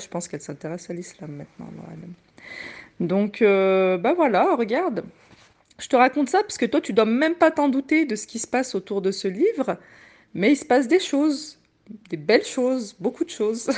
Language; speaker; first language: French; native; French